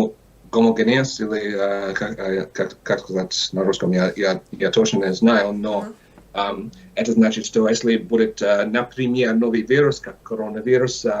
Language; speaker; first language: Russian; non-native, learner; English